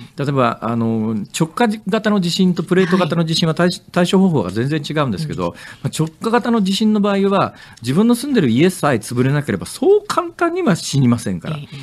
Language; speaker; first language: Japanese; native; Japanese